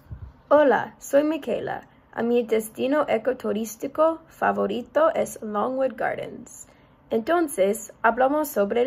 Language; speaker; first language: Spanish; non-native, learner; English